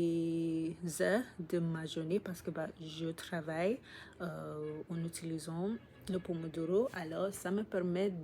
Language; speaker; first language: French; non-native, learner; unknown